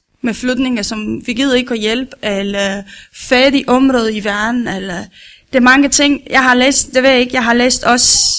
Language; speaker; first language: Danish; non-native, learner; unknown